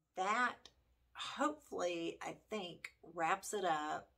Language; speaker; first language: English; native; English